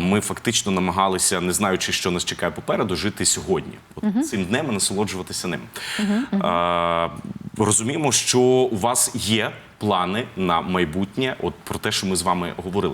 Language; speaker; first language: Ukrainian; native; Ukrainian